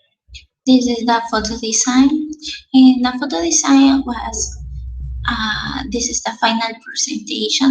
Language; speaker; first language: English; non-native, learner; Spanish